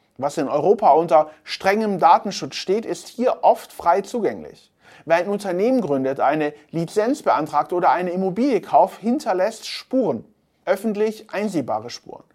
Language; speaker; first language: German; native; German